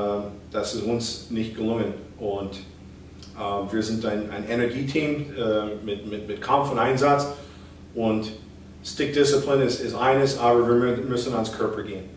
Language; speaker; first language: German; non-native, fluent; English